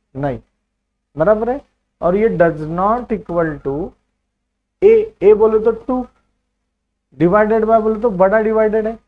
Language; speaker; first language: Hindi; non-native, local second language; Marathi